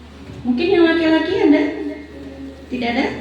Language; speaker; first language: Indonesian; native; Indonesian